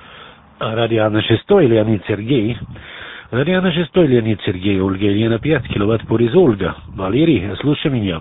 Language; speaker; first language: Russian; non-native, learner; German